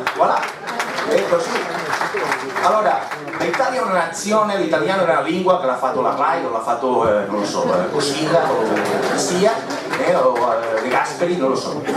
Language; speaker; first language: Italian; non-native, fluent; Catalan